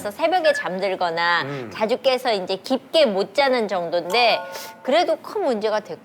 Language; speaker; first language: Korean; native; Korean